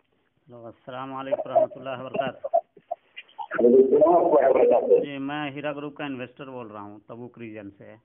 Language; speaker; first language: Hindi; native; Hindi